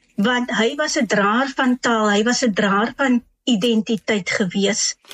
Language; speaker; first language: Afrikaans; native; Afrikaans